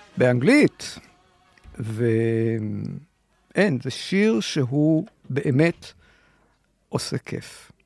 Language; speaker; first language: Hebrew; native; Hebrew